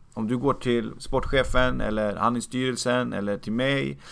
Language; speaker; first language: Swedish; native; Swedish